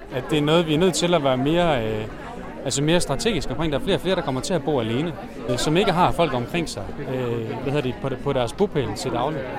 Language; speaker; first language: Danish; native; Danish